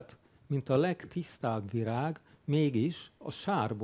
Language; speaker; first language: Hungarian; native; Hungarian